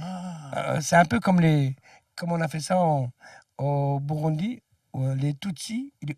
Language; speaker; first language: French; early bilingual, other home language; Arabic